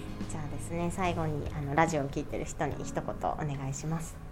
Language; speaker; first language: Japanese; native; Japanese